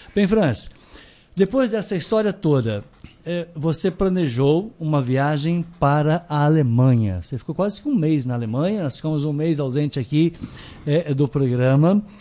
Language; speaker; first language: Portuguese; native; Portuguese